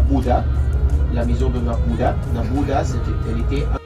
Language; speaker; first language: French; non-native, fluent; Arabic